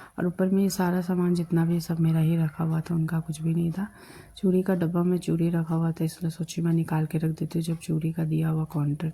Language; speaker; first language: Hindi; non-native, local second language; Bangla